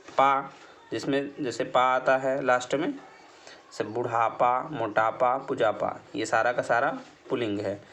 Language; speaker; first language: Hindi; native; Hindi